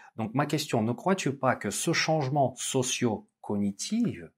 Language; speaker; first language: French; non-native, fluent; Russian